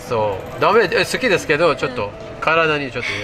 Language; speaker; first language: Japanese; non-native, learner; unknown